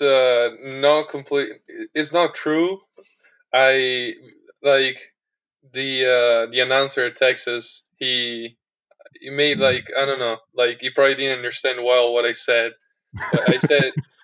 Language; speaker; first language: English; non-native, fluent; Italian